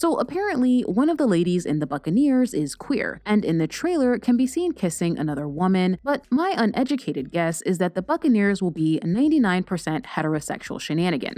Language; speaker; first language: English; native; English